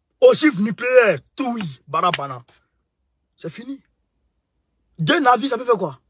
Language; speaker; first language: French; non-native, local second language; Bambara